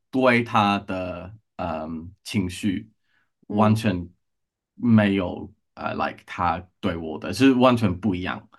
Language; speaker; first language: Chinese; non-native, learner; English